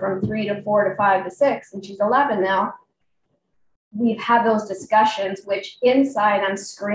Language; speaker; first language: English; native; English